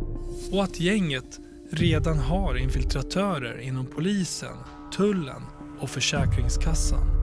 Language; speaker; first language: Swedish; native; Swedish